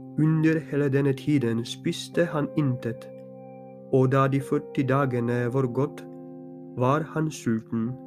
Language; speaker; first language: Norwegian; non-native, fluent; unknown